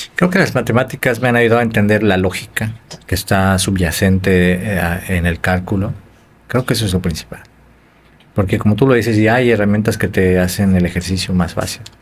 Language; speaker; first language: Spanish; native; Spanish